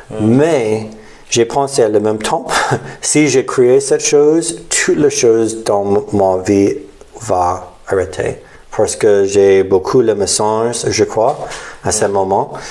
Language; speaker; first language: French; non-native, learner; English